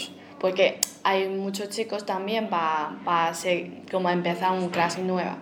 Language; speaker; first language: Spanish; non-native, fluent; Chinese